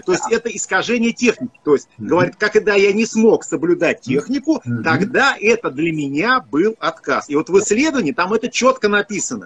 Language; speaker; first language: Russian; native; Russian